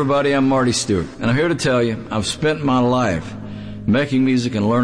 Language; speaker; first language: English; native; English